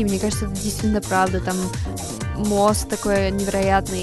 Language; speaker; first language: Russian; non-native, fluent; English